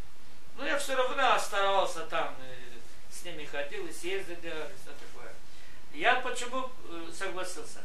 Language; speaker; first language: Russian; non-native, local second language; Gagauz